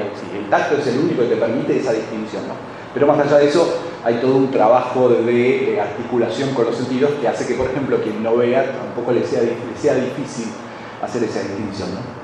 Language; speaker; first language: Spanish; native; Spanish